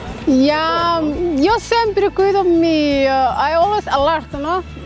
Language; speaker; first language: Spanish; non-native, learner; Somali